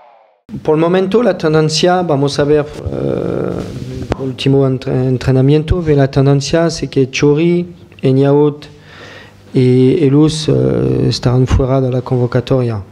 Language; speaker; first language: Spanish; non-native, fluent; French